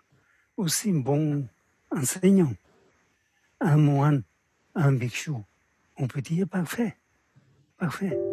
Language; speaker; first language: French; non-native, fluent; Tibetan